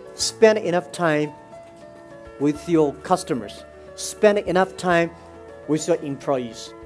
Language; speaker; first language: English; non-native, fluent; Chinese